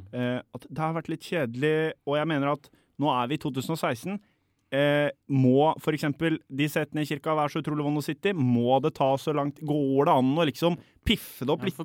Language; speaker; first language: Norwegian; native; Norwegian